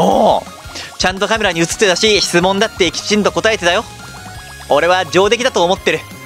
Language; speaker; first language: Japanese; native; Japanese